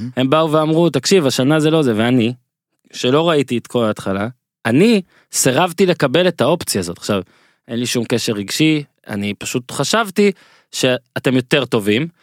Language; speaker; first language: Hebrew; native; Hebrew